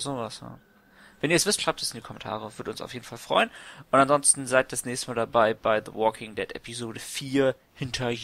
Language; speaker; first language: German; native; German